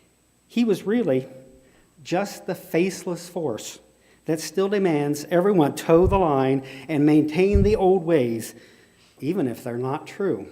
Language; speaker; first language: English; native; English